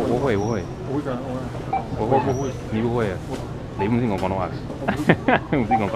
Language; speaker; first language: Chinese; non-native, fluent; English